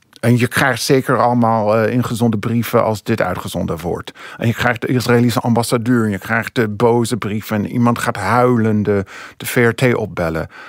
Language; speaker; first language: Dutch; non-native, fluent; English